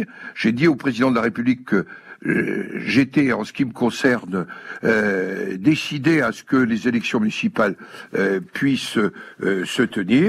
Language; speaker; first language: French; native; French